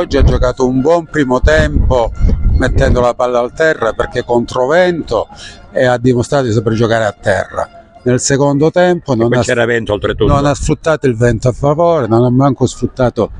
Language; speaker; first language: Italian; native; Italian